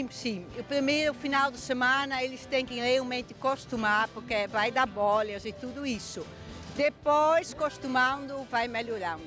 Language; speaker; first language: Portuguese; non-native, fluent; Dutch